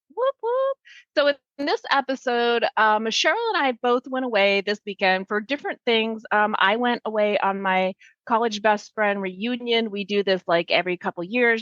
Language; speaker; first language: English; native; English